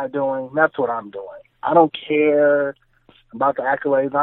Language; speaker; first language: English; native; English